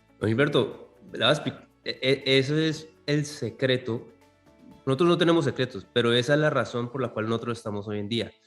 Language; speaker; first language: Spanish; native; Spanish